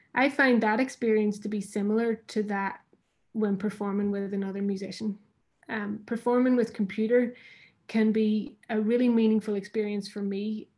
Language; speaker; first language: English; native; English